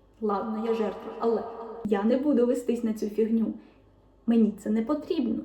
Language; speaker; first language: Ukrainian; non-native, local second language; Russian